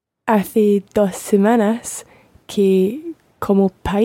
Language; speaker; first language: Spanish; non-native, learner; English